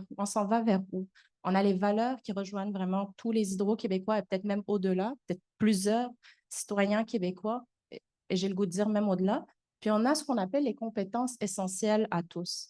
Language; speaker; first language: French; native; French